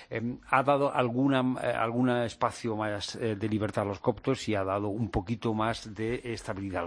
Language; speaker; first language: Spanish; native; Spanish